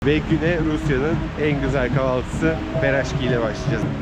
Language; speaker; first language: Turkish; native; Turkish